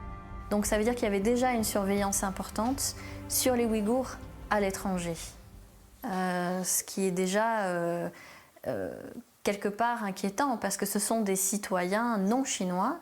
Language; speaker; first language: French; native; French